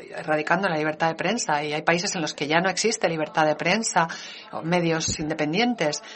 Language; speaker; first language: Spanish; non-native, fluent; Danish